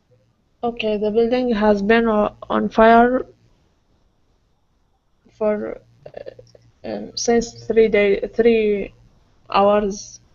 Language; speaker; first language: English; non-native, learner; Arabic